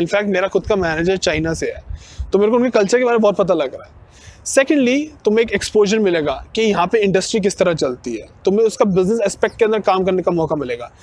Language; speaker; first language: Hindi; non-native, local second language; Punjabi